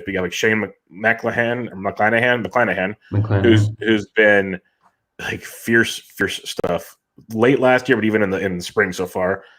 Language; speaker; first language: English; native; English